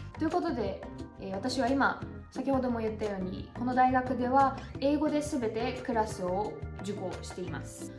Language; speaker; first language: Japanese; native; Japanese